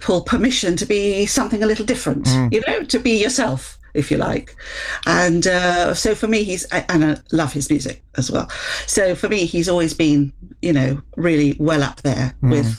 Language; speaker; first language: English; native; English